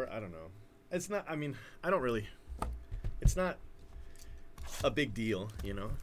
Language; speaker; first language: English; native; English